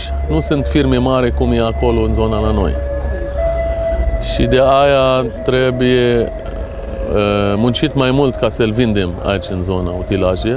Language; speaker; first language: Romanian; non-native, fluent; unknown